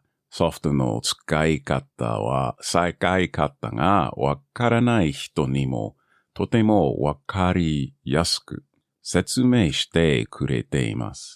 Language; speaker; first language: Japanese; non-native, learner; English